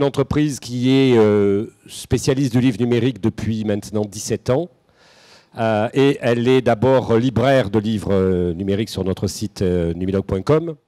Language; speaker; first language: French; native; French